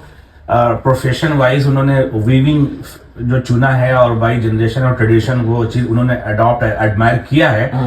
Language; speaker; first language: Hindi; native; Hindi